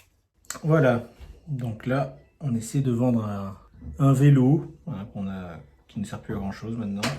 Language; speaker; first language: French; native; French